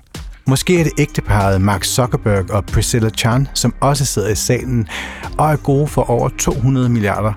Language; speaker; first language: Danish; native; Danish